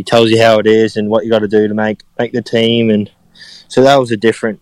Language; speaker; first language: English; native; English